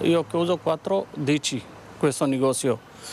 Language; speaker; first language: Italian; non-native, learner; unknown